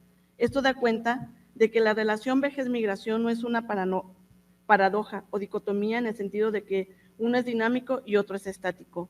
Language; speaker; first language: Spanish; native; Spanish